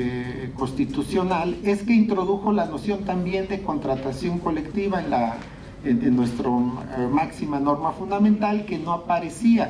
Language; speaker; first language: Spanish; native; Spanish